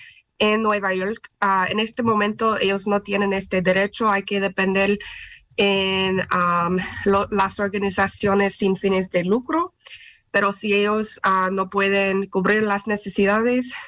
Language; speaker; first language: Spanish; non-native, fluent; English